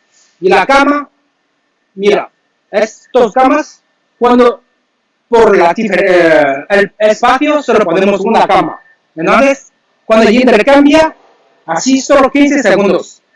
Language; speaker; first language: Spanish; non-native, learner; Chinese